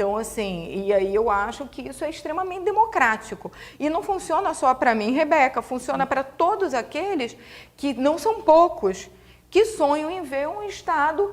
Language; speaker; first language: Portuguese; native; Portuguese